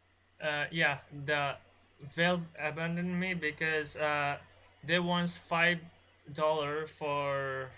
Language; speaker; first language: English; non-native, learner; Bangla